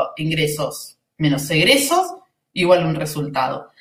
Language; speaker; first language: Spanish; native; Spanish